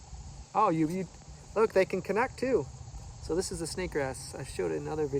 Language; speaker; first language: English; native; English